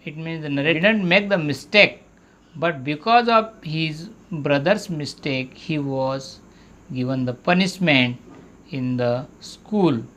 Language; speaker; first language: English; non-native, local second language; Marathi